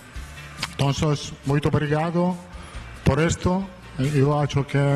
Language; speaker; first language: Portuguese; non-native, learner; Italian